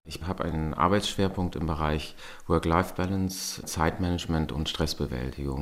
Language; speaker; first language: German; native; German